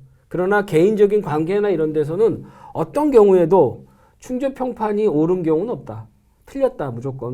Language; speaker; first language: Korean; native; Korean